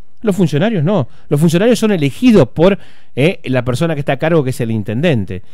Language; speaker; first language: Spanish; native; Spanish